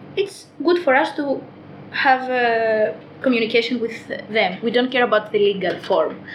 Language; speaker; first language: English; non-native, fluent; Greek